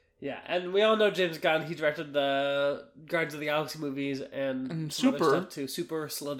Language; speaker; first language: English; native; English